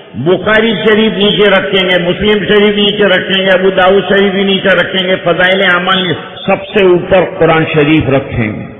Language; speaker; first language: Urdu; non-native, local second language; Gujarati